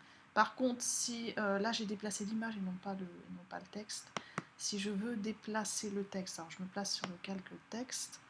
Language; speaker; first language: French; native; French